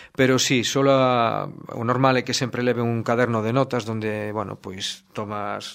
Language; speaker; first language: Galician; native; Galician